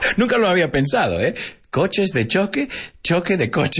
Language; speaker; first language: Spanish; non-native, fluent; English